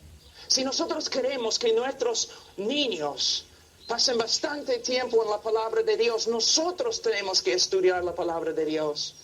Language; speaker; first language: Spanish; non-native, fluent; English